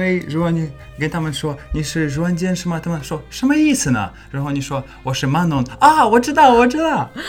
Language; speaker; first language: Chinese; non-native, learner; English